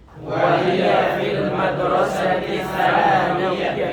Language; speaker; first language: Arabic; non-native, learner; Indonesian